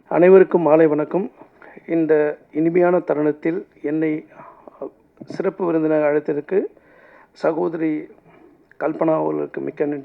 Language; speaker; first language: Tamil; native; Tamil